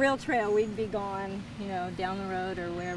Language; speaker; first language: English; native; English